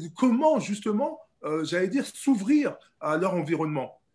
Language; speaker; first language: French; native; French